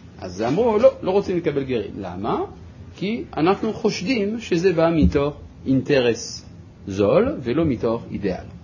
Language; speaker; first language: Hebrew; non-native, fluent; French